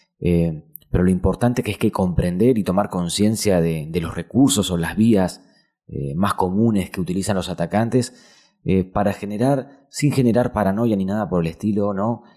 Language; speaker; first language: Spanish; native; Spanish